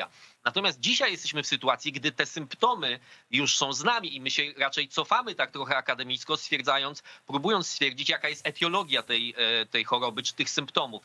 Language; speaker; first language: Polish; native; Polish